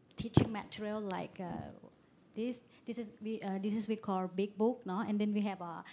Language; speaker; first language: English; non-native, learner; Thai